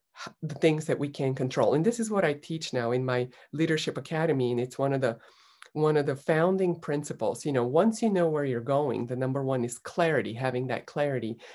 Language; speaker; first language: English; non-native, fluent; Bulgarian